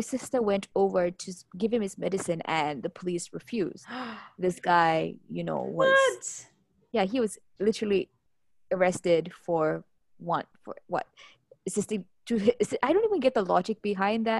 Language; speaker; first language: English; native; English